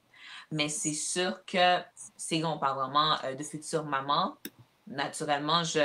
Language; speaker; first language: French; native; French